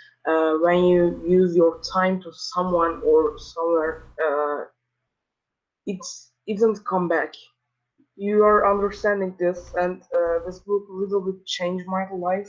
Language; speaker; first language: English; non-native, learner; Turkish